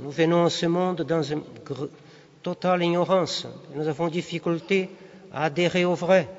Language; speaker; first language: French; non-native, fluent; Portuguese